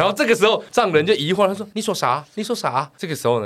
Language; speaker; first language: Chinese; native; Chinese